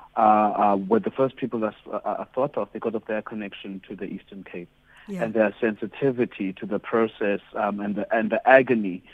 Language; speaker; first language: English; non-native, local second language; Xhosa